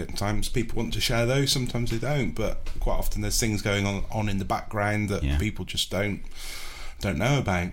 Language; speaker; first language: English; native; English